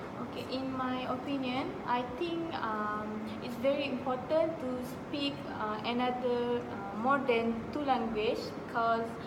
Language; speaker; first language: English; non-native, local second language; Malay